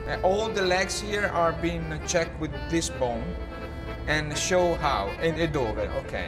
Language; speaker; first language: English; non-native, learner; Italian